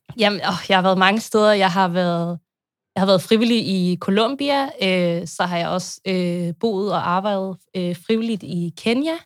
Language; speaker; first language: Danish; native; Danish